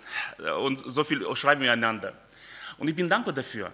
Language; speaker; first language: German; early bilingual, other home language; Russian